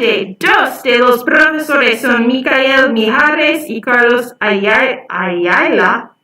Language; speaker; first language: Spanish; non-native, fluent; English